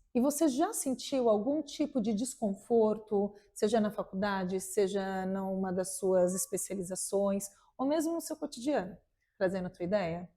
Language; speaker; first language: Portuguese; native; Portuguese